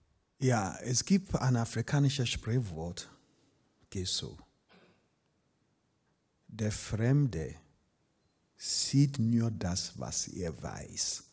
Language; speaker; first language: German; non-native, fluent; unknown